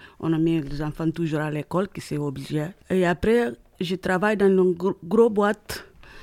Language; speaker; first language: French; non-native, learner; Upper Guinea Crioulo